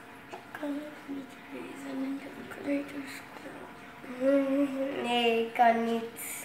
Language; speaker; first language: Dutch; non-native, local second language; Papiamento